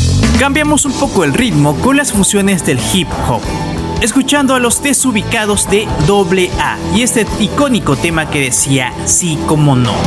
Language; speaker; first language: Spanish; native; Spanish